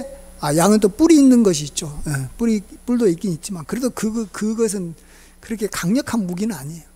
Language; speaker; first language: Korean; native; Korean